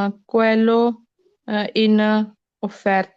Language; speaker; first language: Italian; non-native, learner; Punjabi